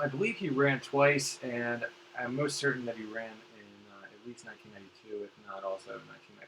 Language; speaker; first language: English; native; English